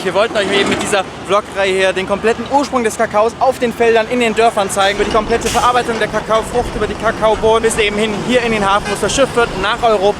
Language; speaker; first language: German; native; German